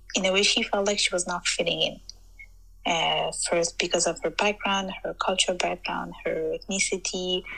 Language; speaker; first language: English; early bilingual, heritage; Italian